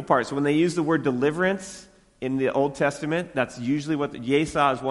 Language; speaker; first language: English; native; English